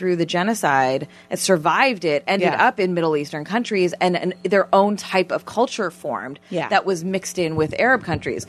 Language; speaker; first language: English; non-native, fluent; Armenian